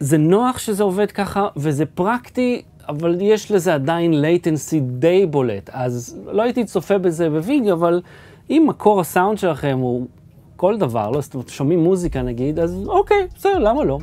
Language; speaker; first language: Hebrew; native; Hebrew